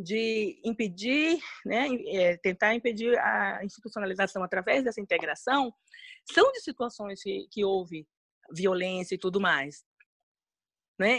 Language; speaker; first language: Portuguese; native; Portuguese